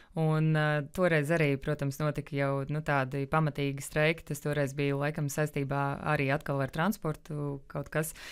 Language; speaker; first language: Latvian; native; Latvian